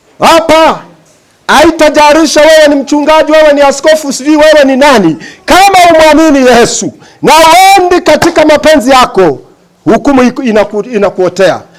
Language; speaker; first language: Swahili; native; Swahili